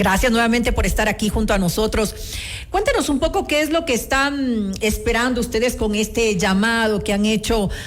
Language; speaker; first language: Spanish; native; Spanish